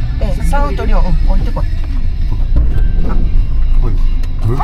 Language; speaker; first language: Japanese; native; Japanese